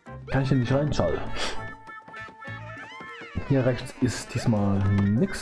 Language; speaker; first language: German; native; German